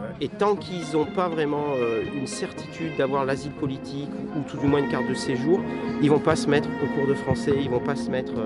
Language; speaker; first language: French; native; French